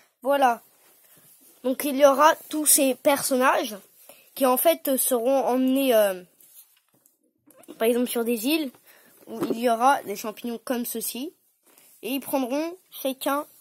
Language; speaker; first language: French; native; French